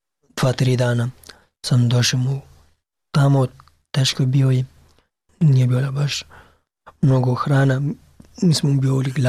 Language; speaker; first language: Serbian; non-native, learner; Pashto